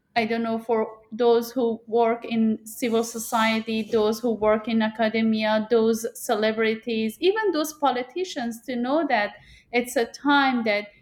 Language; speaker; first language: English; non-native, fluent; Persian